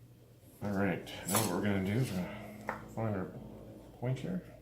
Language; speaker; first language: English; native; English